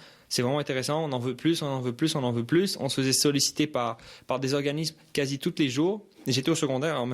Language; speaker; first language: French; early bilingual, other home language; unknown